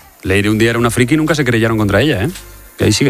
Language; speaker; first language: Spanish; native; Spanish